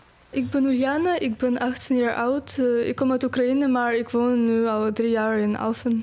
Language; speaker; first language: Dutch; non-native, fluent; Ukrainian